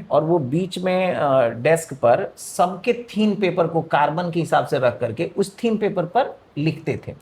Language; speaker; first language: Hindi; non-native, local second language; Bhojpuri